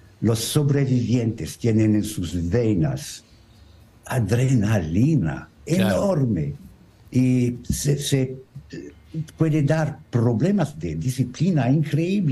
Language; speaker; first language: Spanish; non-native, learner; French